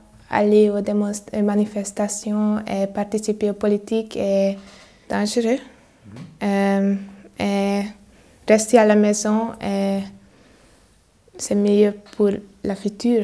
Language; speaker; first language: French; non-native, learner; Hungarian